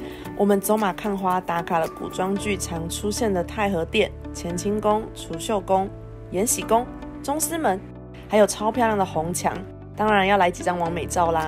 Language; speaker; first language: Chinese; native; Chinese